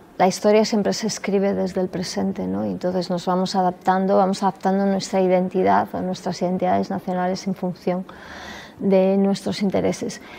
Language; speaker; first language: Spanish; non-native, local second language; Galician